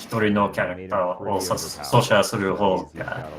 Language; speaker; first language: Japanese; non-native, learner; English